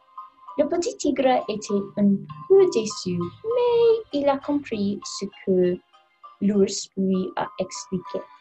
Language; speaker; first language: French; non-native, learner; English